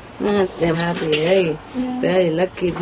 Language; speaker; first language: English; non-native, fluent; Vietnamese